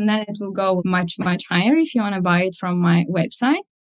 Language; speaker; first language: English; non-native, fluent; Russian